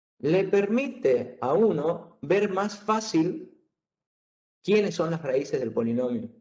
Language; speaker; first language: Spanish; native; Spanish